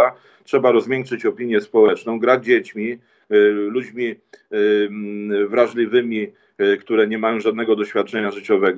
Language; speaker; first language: Polish; native; Polish